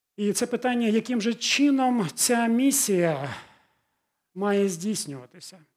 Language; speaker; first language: Ukrainian; non-native, local second language; Russian